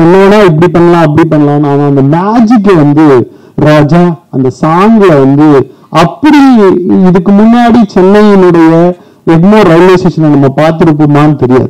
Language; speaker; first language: Tamil; native; Tamil